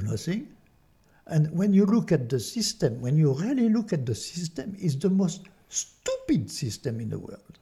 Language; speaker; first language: English; non-native, fluent; French